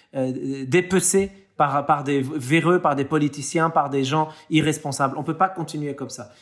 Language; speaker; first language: French; native; French